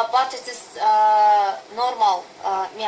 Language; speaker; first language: English; non-native, learner; Russian